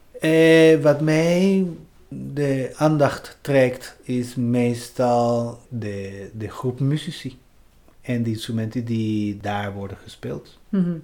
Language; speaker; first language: Dutch; non-native, fluent; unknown